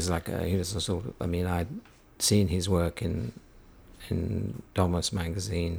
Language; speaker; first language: English; native; English